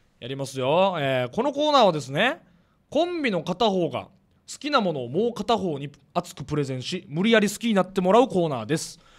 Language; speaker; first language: Japanese; native; Japanese